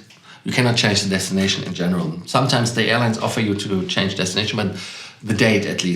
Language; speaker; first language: English; non-native, fluent; German